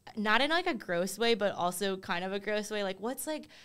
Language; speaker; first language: English; native; English